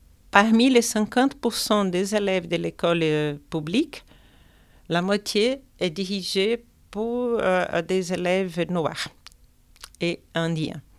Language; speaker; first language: French; non-native, fluent; Portuguese